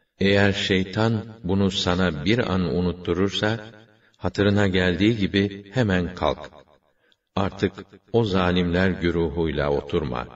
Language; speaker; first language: Turkish; native; Turkish